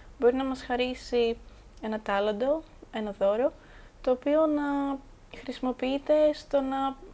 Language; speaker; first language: Greek; native; Greek